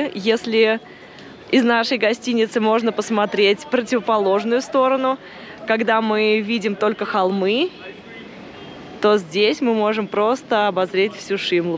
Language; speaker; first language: Russian; native; Russian